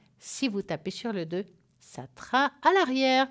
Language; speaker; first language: French; native; French